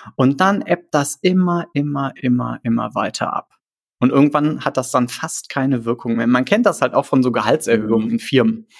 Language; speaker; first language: German; native; German